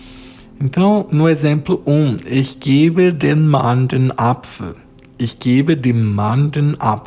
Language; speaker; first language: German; non-native, fluent; Portuguese